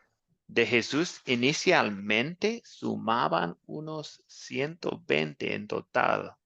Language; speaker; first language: Spanish; non-native, fluent; English